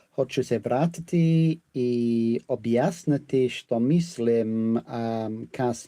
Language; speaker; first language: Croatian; non-native, learner; English